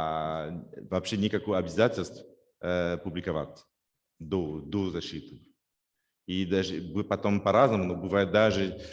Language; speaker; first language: Russian; non-native, fluent; French